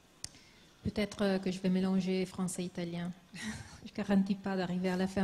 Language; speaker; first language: French; non-native, fluent; Italian